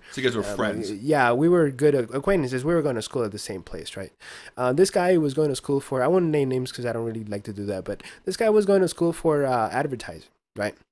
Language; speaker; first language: English; early bilingual, other home language; Spanish